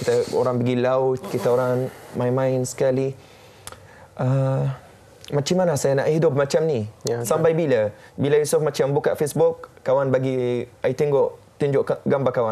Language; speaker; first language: Indonesian; non-native, fluent; Arabic